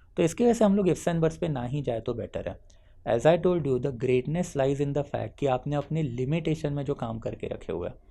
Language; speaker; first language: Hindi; non-native, local second language; Marathi